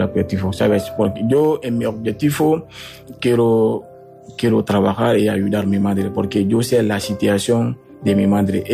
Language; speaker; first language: Spanish; non-native, learner; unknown